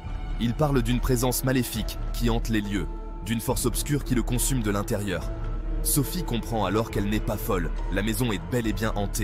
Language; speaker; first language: French; native; French